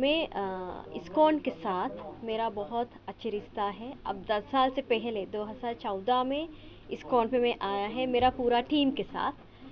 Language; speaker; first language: Hindi; non-native, fluent; Sinhala